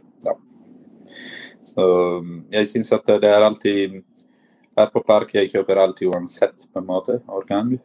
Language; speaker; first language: Norwegian; non-native, fluent; Italian